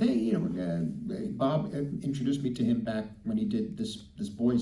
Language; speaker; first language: English; native; English